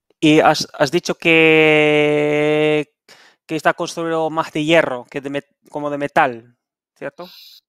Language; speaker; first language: Spanish; non-native, fluent; Dutch